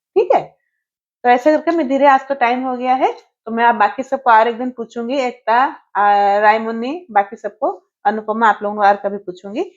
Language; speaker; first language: Hindi; non-native, local second language; Odia